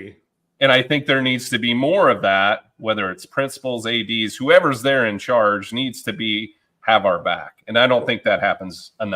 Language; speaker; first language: English; native; English